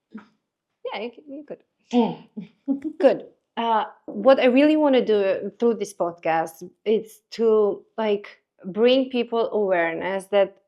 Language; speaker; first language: English; non-native, fluent; Romanian